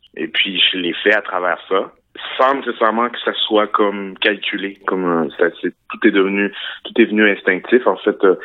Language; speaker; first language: French; native; French